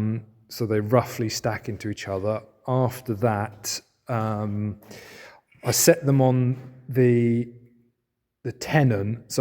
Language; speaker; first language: English; native; English